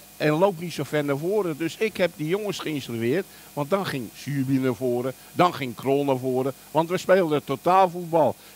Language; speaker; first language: Dutch; early bilingual, other home language; German